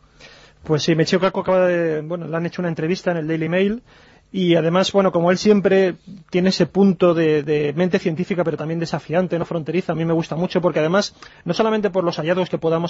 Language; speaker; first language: Spanish; native; Spanish